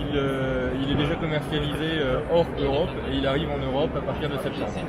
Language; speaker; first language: French; native; French